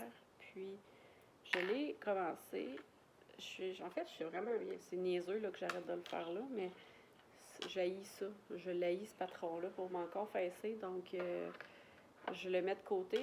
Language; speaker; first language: French; native; French